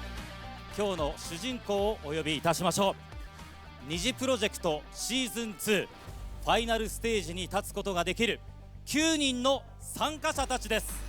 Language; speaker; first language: Japanese; native; Japanese